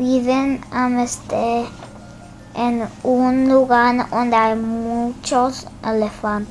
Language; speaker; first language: Spanish; early bilingual, heritage; Spanish